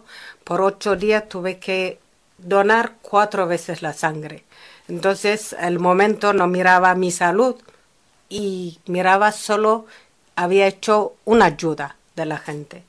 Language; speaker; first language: Spanish; non-native, fluent; Amharic